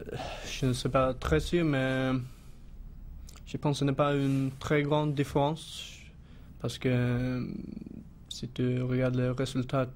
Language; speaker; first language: French; non-native, learner; Swedish